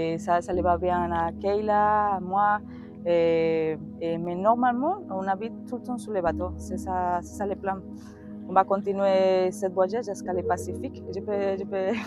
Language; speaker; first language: French; non-native, learner; Spanish